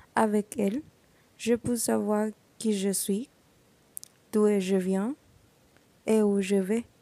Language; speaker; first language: French; non-native, learner; Spanish